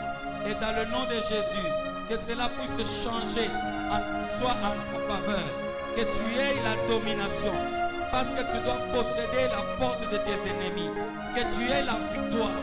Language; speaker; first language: French; non-native, local second language; Swahili